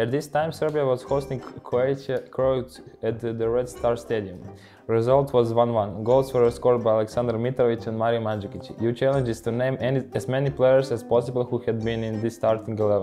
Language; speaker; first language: English; non-native, learner; Croatian